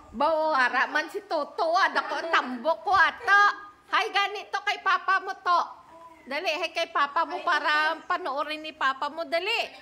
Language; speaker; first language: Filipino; non-native, local second language; Hiligaynon